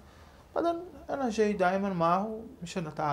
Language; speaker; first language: Arabic; non-native, learner; Portuguese